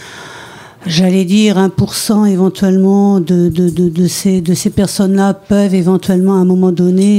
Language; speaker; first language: French; native; French